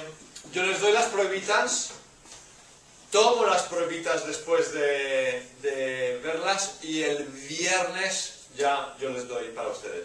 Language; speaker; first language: Spanish; non-native, fluent; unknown